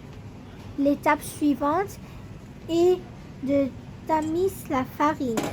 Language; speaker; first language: French; non-native, learner; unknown